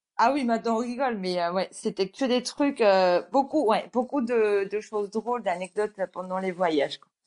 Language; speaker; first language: French; early bilingual, other home language; Georgian